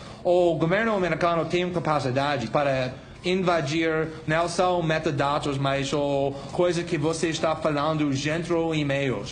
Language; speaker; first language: Portuguese; non-native, fluent; English